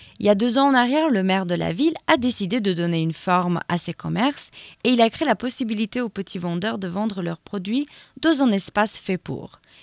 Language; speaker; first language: French; non-native, fluent; Albanian